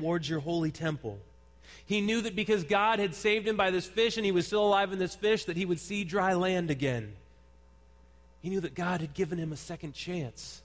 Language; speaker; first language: English; native; English